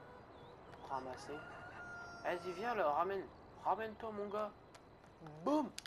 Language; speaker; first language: French; native; French